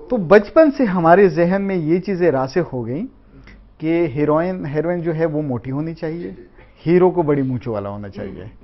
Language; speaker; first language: Urdu; non-native, local second language; Pashto